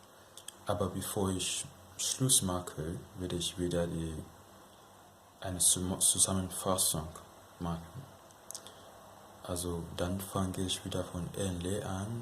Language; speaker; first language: German; non-native, fluent; Yoruba